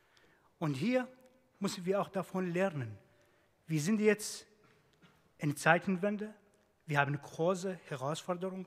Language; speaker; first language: German; non-native, fluent; Arabic